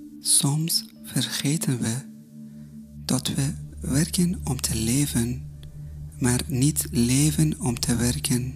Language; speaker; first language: Dutch; non-native, fluent; Persian